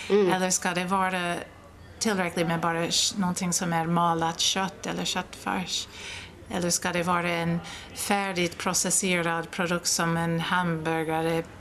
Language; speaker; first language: Swedish; non-native, fluent; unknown